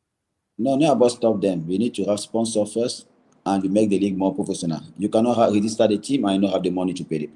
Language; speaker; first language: English; non-native, learner; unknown